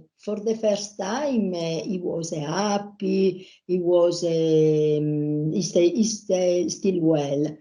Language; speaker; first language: English; non-native, learner; Italian